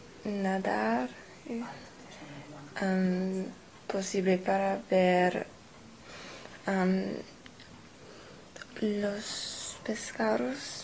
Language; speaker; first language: Spanish; non-native, learner; English